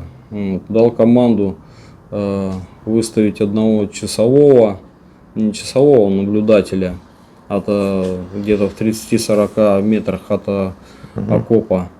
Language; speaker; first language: Russian; native; Russian